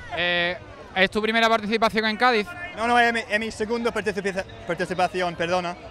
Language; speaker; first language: Spanish; non-native, fluent; English